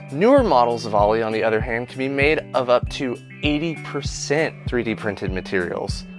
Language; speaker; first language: English; native; English